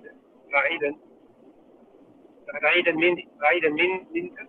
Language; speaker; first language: Arabic; non-native, learner; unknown